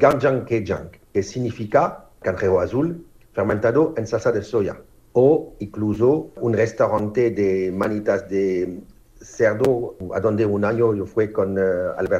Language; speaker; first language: Spanish; non-native, fluent; French